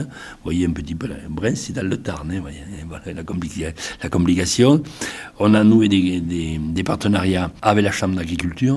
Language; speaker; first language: French; native; French